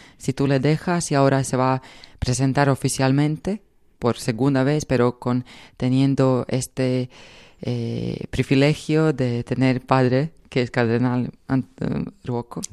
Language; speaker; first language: Spanish; non-native, fluent; Croatian